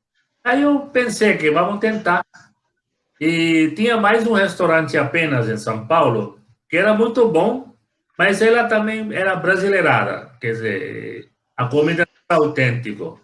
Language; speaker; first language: Portuguese; non-native, fluent; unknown